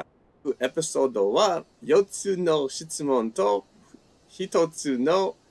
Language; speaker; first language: Japanese; non-native, fluent; English